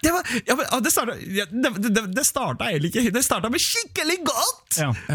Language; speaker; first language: Norwegian; native; Norwegian